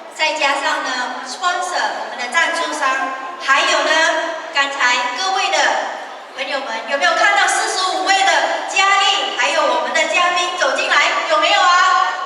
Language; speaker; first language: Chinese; native; Chinese